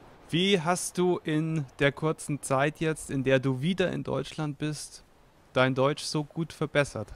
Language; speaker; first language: German; native; German